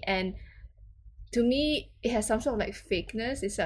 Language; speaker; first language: English; non-native, local second language; Chinese